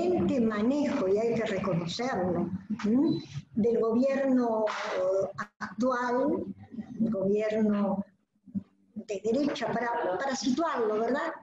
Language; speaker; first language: Spanish; native; Spanish